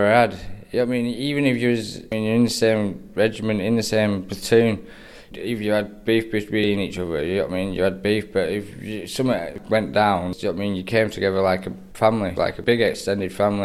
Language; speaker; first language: English; native; English